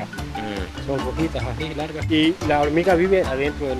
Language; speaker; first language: Spanish; native; Spanish